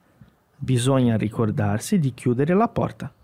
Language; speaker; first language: Italian; non-native, fluent; Portuguese